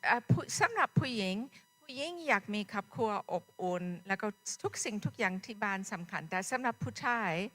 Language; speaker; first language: Thai; non-native, fluent; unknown